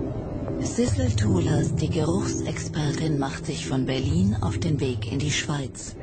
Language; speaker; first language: German; native; German